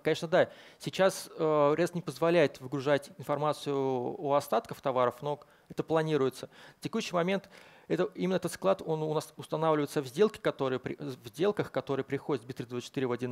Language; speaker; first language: Russian; native; Russian